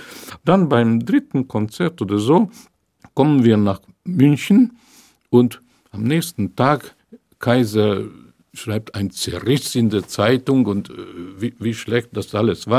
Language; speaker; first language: German; non-native, fluent; Hungarian